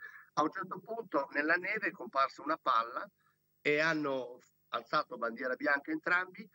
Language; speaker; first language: Italian; native; Italian